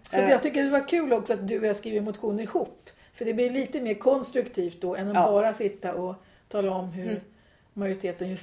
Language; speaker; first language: Swedish; native; Swedish